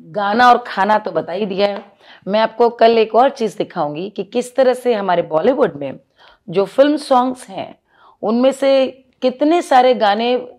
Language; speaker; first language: Hindi; native; Hindi